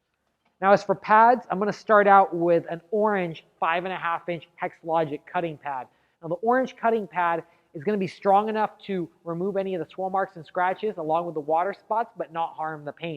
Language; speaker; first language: English; native; English